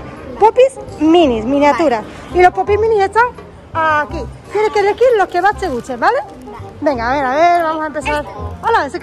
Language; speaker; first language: Spanish; native; Spanish